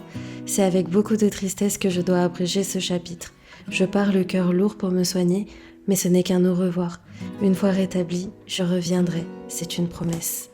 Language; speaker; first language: French; native; French